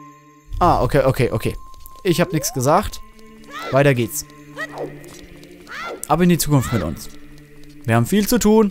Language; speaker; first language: German; native; German